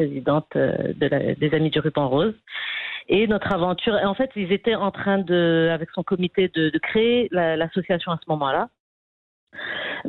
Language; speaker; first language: French; non-native, local second language; Arabic